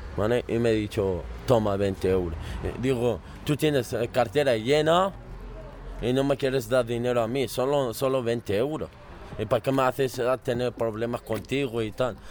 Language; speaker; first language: Spanish; early bilingual, other home language; Arabic